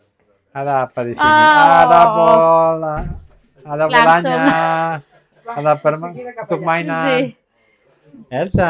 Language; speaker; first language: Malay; non-native, learner; Catalan